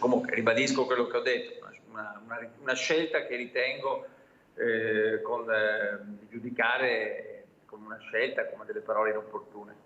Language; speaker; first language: Italian; native; Italian